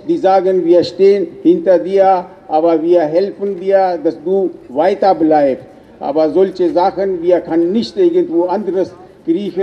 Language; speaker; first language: German; non-native, learner; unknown